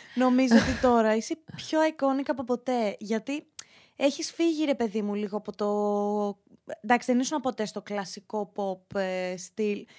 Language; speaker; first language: Greek; native; Greek